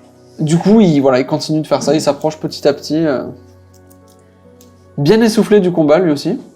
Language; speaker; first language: French; native; French